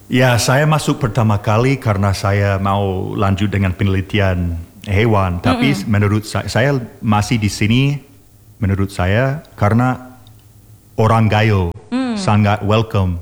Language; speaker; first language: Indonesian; non-native, learner; English